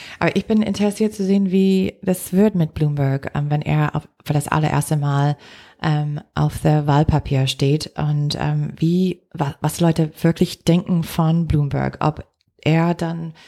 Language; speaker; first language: German; non-native, fluent; English